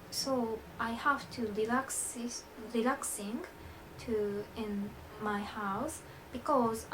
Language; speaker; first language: English; non-native, learner; Japanese